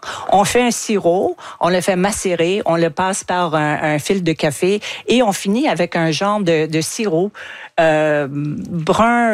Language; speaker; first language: French; non-native, fluent; English